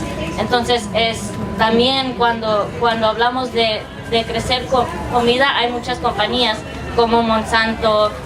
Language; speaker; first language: Spanish; early bilingual, heritage; English